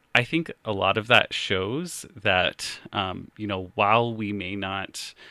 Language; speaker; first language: English; native; English